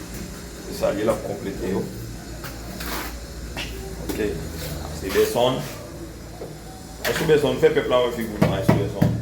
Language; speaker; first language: French; non-native, local second language; Haitian Creole